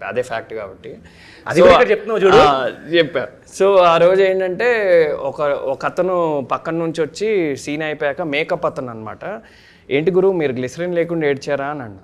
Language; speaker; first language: Telugu; native; Telugu